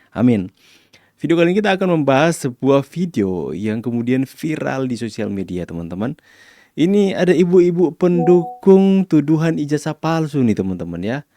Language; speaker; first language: Indonesian; native; Indonesian